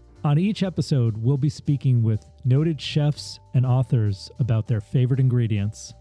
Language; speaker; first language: English; native; English